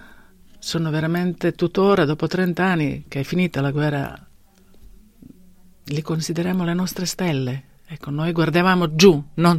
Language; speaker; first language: Italian; non-native, fluent; Bosnian